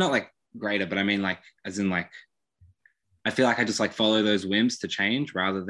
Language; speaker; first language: English; native; English